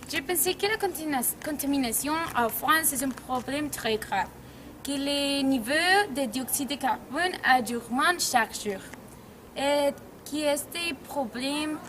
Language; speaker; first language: French; non-native, learner; Spanish